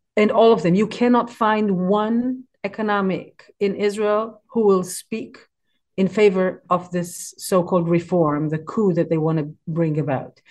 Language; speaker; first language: English; non-native, fluent; Hebrew